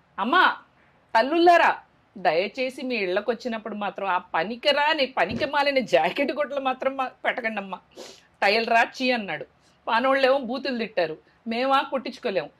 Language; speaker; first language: Telugu; native; Telugu